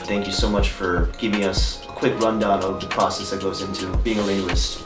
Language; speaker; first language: English; native; English